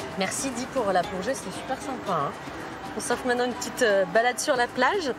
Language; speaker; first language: French; native; French